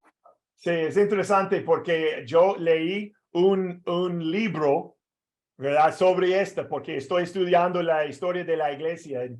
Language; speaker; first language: Spanish; non-native, fluent; English